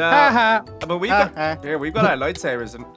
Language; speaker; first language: English; native; English